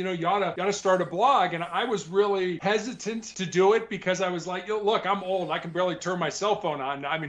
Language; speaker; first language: English; native; English